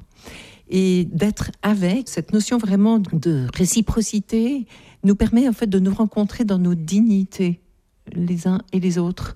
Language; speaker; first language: French; native; French